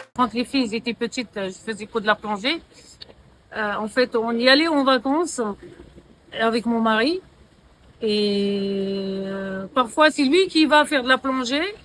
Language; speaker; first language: French; non-native, local second language; Arabic